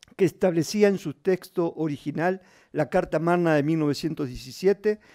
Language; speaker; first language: Spanish; native; Spanish